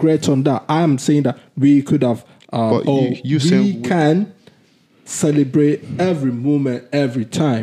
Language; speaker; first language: English; non-native, local second language; Akan